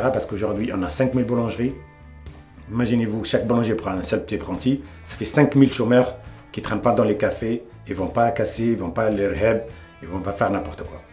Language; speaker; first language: French; non-native, local second language; Arabic